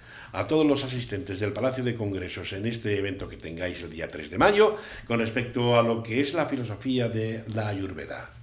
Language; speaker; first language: Spanish; native; Spanish